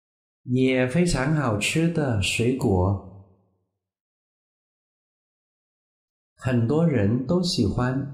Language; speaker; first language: Chinese; non-native, fluent; Vietnamese